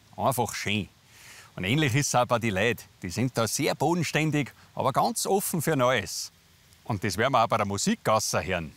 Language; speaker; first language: German; native; German